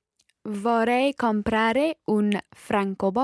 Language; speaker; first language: Italian; non-native, learner; English